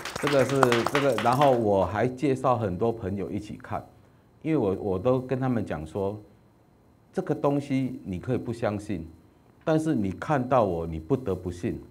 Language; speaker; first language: Chinese; native; Chinese